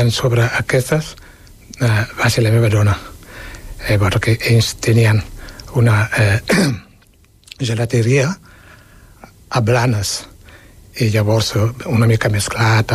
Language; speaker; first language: Catalan; non-native, fluent; Wolof